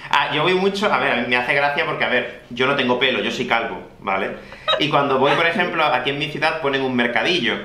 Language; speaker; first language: Spanish; native; Spanish